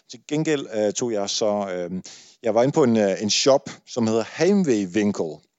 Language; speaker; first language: Danish; early bilingual, other home language; Dutch